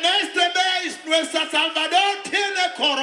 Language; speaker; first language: Spanish; non-native, learner; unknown